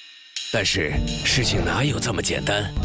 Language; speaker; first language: Chinese; native; Chinese